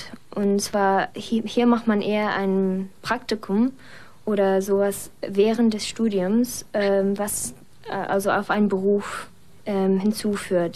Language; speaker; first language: German; non-native, fluent; English